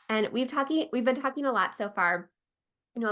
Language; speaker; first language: English; native; English